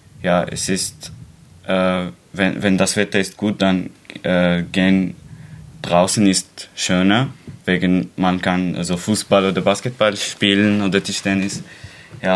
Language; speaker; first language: German; non-native, learner; Arabic